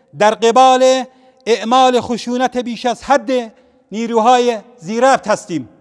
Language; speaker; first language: Persian; non-native, local second language; Central Kurdish